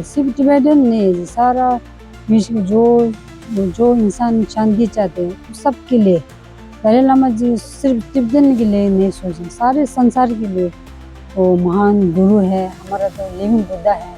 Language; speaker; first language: Hindi; non-native, local second language; Tibetan